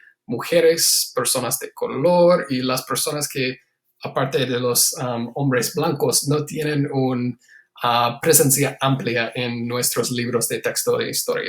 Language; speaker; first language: Spanish; non-native, fluent; English